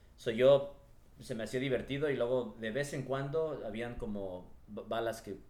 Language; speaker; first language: Spanish; early bilingual, heritage; Spanish